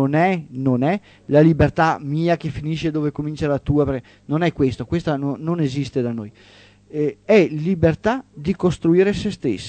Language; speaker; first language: Italian; native; Italian